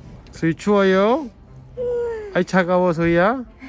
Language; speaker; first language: Korean; native; Korean